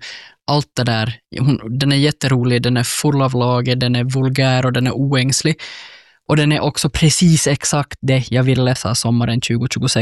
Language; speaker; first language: Swedish; native; Swedish